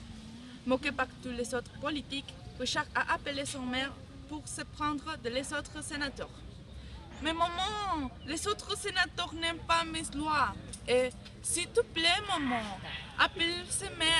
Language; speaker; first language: French; non-native, learner; Spanish